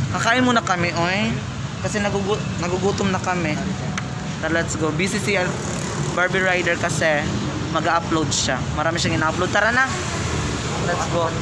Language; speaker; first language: Filipino; non-native, local second language; Cebuano